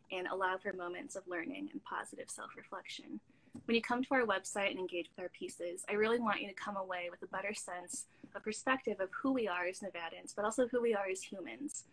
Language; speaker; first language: English; native; English